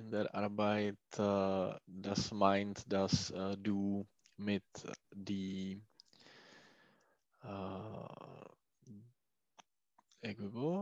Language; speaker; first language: German; non-native, learner; Czech